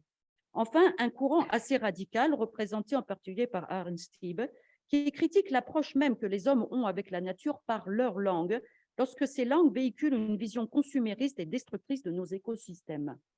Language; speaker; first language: French; native; French